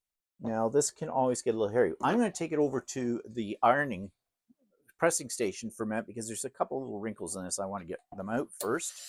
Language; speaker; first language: English; native; English